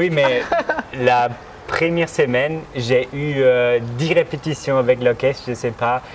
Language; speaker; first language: French; non-native, fluent; German